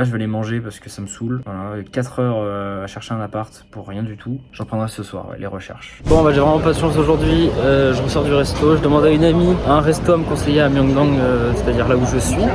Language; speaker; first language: French; native; French